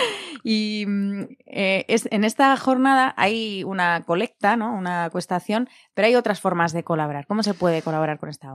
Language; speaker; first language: Spanish; native; Spanish